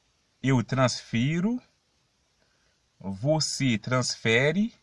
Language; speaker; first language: Portuguese; non-native, fluent; Haitian Creole